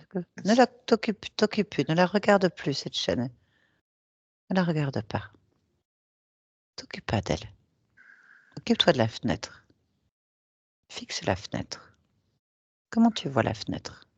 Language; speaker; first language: French; native; French